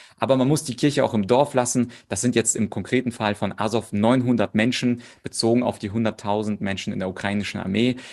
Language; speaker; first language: German; early bilingual, other home language; Russian